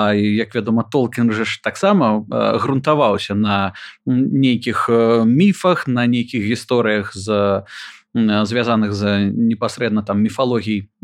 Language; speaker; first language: Belarusian; non-native, local second language; Russian